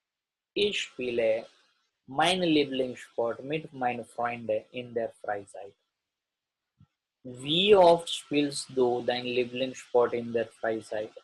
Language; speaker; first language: German; non-native, learner; Gujarati